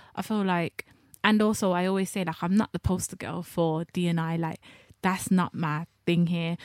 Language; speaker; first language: English; native; English